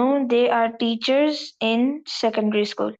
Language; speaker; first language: English; non-native, learner; Hindi